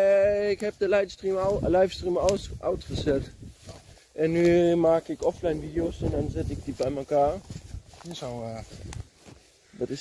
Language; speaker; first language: Dutch; non-native, learner; German